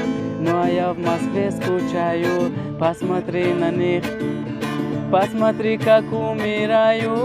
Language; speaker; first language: Russian; non-native, local second language; Tajik